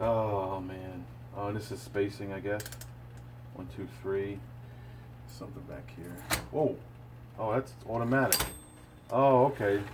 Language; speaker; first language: English; native; English